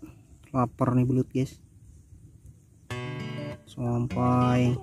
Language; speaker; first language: Indonesian; native; Indonesian